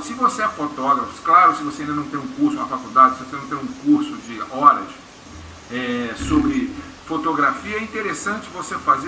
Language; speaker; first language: Portuguese; native; Portuguese